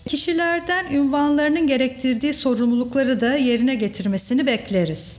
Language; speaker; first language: Turkish; native; Turkish